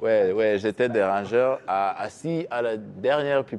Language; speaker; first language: French; non-native, learner; Kinyarwanda